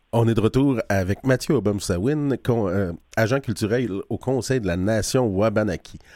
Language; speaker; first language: French; native; French